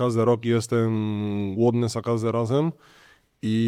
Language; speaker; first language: Polish; non-native, learner; Spanish